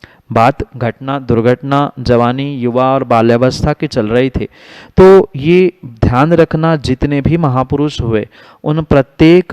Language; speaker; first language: Hindi; native; Hindi